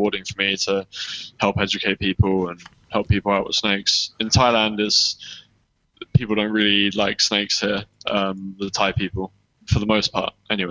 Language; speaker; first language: English; native; English